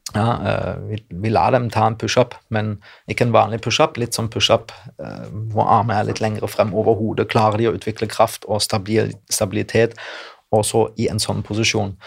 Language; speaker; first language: Norwegian; non-native, fluent; German